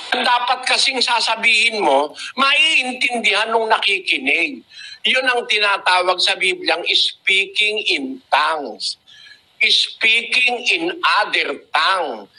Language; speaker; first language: Filipino; native; Filipino